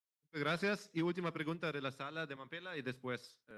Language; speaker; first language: Spanish; non-native, fluent; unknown